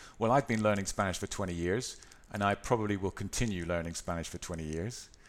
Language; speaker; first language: English; native; English